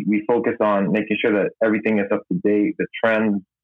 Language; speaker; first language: English; non-native, local second language; Cebuano